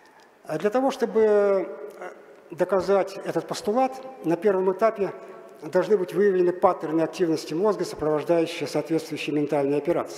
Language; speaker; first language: Russian; native; Russian